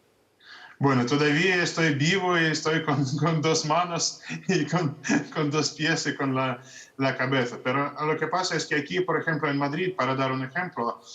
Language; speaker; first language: Spanish; non-native, fluent; Russian